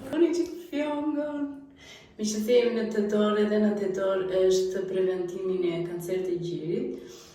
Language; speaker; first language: Albanian; early bilingual, heritage; Albanian